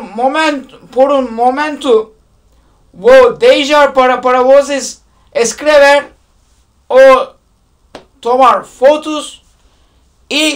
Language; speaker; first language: Portuguese; non-native, learner; Turkish